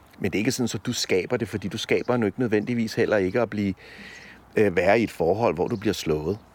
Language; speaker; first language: Danish; early bilingual, other home language; Polish